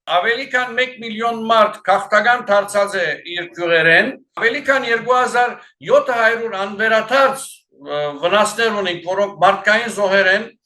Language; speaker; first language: Armenian; early bilingual, heritage; Armenian